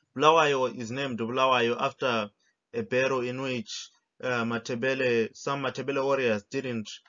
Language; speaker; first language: English; non-native, local second language; Shona